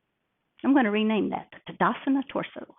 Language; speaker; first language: English; native; English